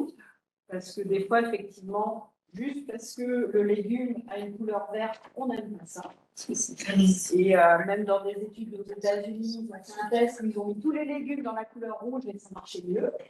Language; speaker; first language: French; native; French